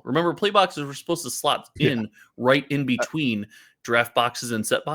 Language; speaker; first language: English; native; English